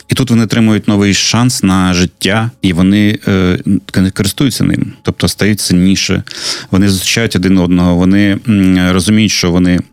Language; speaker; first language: Ukrainian; non-native, local second language; Russian